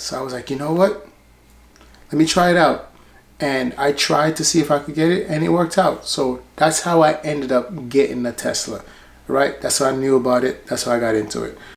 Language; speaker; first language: English; native; English